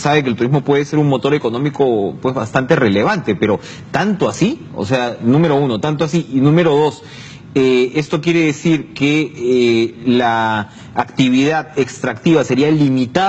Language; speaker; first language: Spanish; native; Spanish